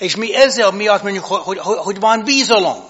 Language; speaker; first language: Hungarian; non-native, fluent; English